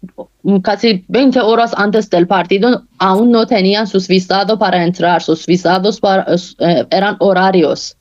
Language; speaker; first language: Spanish; non-native, fluent; Persian